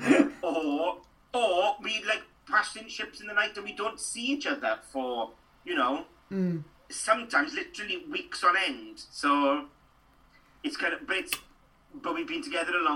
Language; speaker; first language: English; native; English